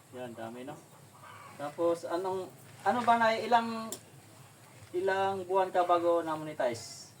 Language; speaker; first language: Filipino; non-native, local second language; Cebuano